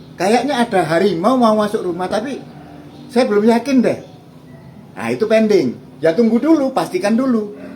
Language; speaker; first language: Indonesian; native; Indonesian